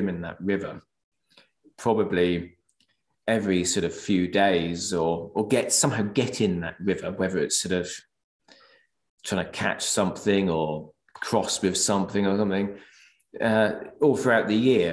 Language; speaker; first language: English; native; English